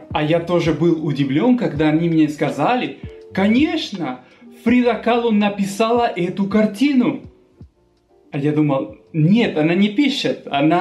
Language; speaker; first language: Russian; non-native, fluent; Spanish